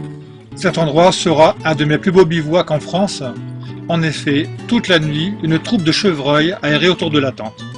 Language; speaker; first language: French; native; French